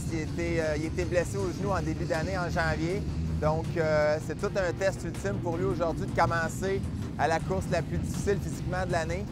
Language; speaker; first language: French; native; French